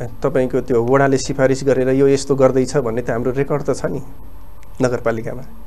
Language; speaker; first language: Nepali; native; Nepali